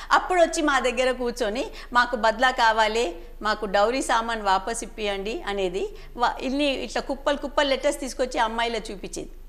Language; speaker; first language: Telugu; native; Telugu